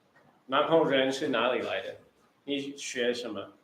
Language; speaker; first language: Chinese; early bilingual, heritage; Chinese